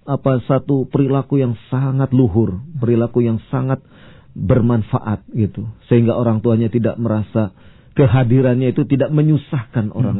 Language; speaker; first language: Indonesian; native; Indonesian